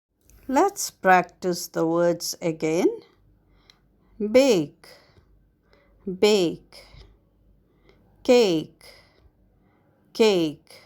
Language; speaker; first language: English; non-native, fluent; Arabic